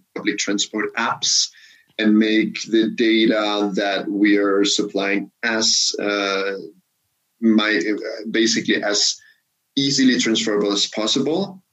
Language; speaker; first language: English; non-native, fluent; Danish